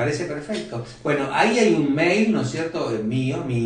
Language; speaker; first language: Spanish; native; Spanish